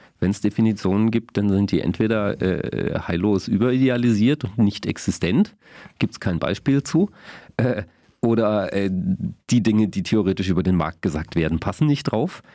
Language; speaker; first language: German; native; German